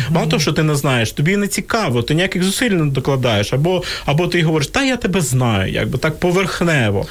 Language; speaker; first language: Ukrainian; non-native, local second language; Russian